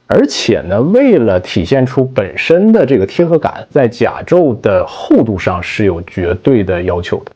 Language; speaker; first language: Chinese; native; Chinese